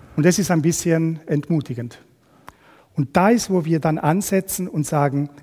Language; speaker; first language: German; non-native, fluent; Spanish